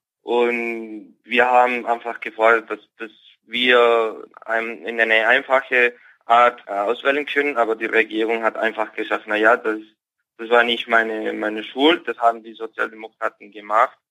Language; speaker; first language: German; non-native, fluent; Spanish